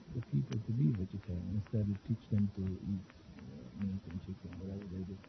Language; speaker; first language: English; non-native, fluent; Italian